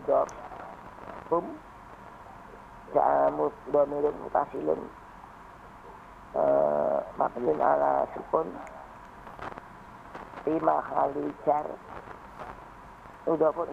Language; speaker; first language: Arabic; non-native, learner; Indonesian